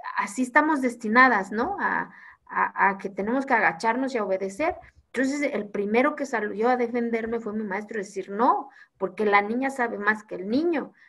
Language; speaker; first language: Spanish; non-native, local second language; Zapotec